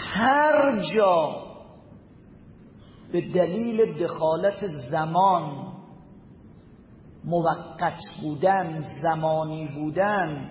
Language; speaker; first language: Persian; native; Persian